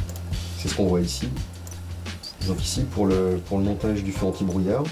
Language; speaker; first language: French; native; French